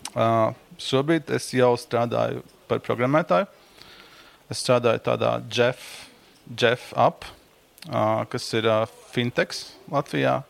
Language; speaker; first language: Latvian; native; Latvian